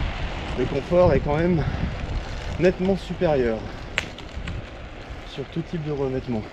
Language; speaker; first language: French; native; French